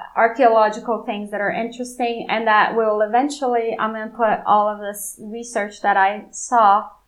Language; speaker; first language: English; non-native, fluent; Portuguese